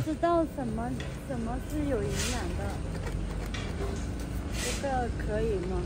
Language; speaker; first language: Chinese; non-native, fluent; Vietnamese